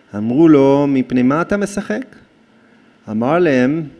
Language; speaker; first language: Hebrew; non-native, fluent; English